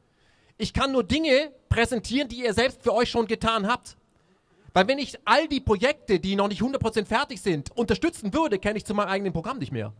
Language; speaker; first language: German; native; German